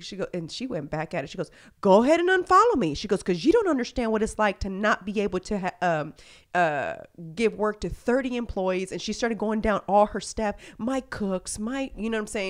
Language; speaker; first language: English; early bilingual, other home language; Spanish